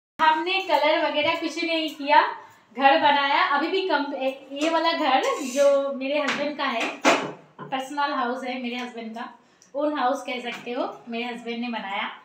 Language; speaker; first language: Hindi; non-native, local second language; Bangla